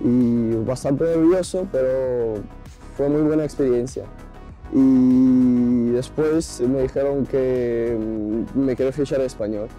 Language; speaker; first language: Spanish; non-native, fluent; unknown